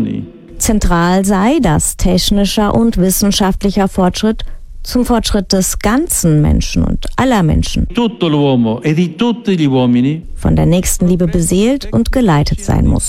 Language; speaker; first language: German; native; German